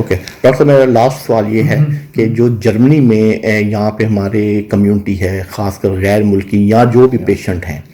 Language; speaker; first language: Urdu; native; Urdu